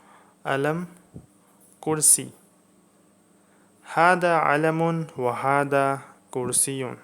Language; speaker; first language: Arabic; non-native, fluent; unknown